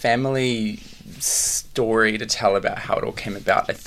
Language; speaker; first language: English; native; English